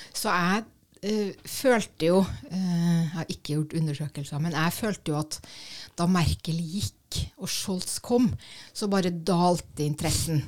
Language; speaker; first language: Norwegian; native; Norwegian